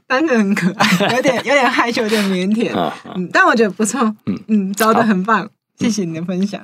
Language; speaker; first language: Chinese; native; Chinese